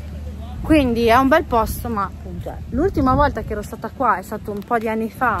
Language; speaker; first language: Italian; native; Italian